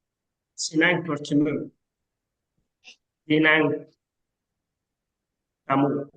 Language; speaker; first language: Indonesian; non-native, learner; Arabic